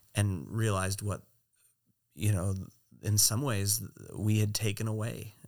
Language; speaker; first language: English; native; English